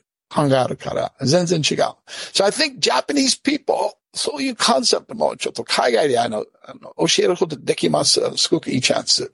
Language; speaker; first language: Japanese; non-native, fluent; English